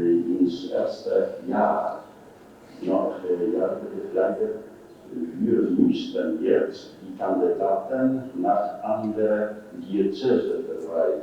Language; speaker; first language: German; non-native, fluent; Polish